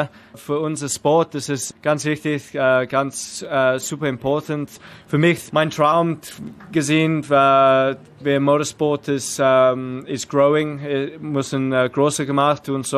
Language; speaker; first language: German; non-native, learner; English